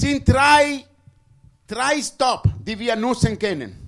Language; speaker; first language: German; non-native, learner; Spanish